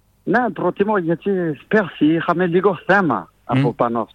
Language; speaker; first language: Greek; non-native, fluent; French